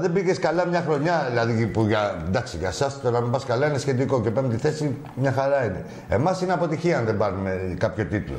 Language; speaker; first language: Greek; native; Greek